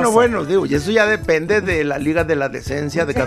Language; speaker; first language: Spanish; native; Spanish